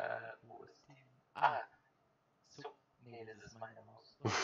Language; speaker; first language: German; native; German